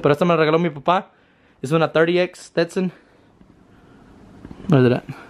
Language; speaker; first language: Spanish; early bilingual, heritage; Spanish